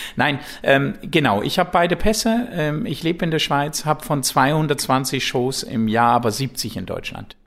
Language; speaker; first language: German; native; German